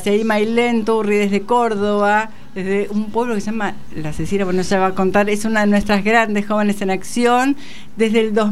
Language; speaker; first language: Spanish; native; Spanish